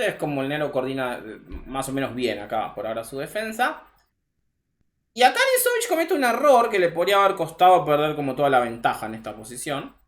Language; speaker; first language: Spanish; native; Spanish